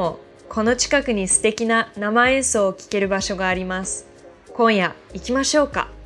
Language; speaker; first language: Japanese; non-native, fluent; English